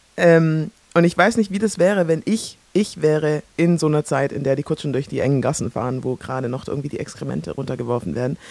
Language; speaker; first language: German; early bilingual, other home language; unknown